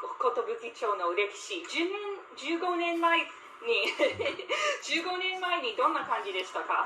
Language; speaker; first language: Japanese; non-native, fluent; English